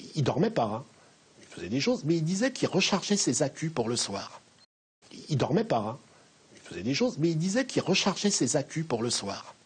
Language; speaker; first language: French; native; French